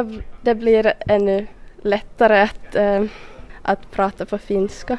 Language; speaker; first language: Swedish; non-native, local second language; Finnish